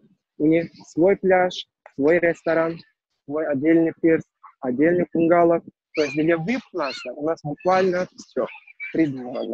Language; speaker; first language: Russian; non-native, learner; Turkish